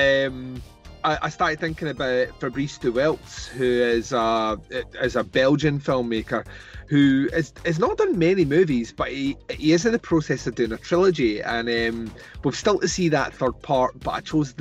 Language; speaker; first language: English; native; English